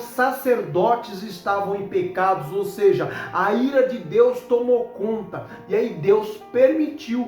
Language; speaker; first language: Portuguese; native; Portuguese